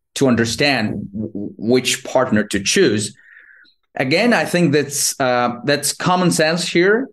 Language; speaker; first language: English; non-native, fluent; Ukrainian